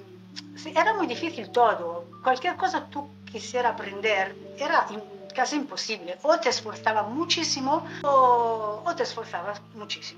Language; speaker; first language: Spanish; non-native, fluent; Italian